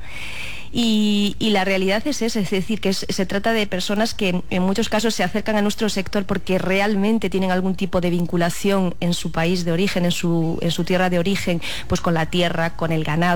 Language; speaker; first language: Spanish; native; Spanish